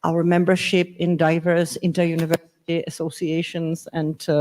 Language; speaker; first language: English; non-native, fluent; Czech